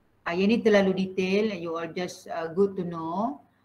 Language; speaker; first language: English; non-native, local second language; Malay